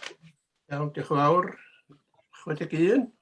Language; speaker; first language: Welsh; native; Welsh